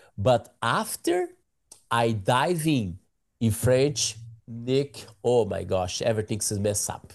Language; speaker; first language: English; non-native, learner; Portuguese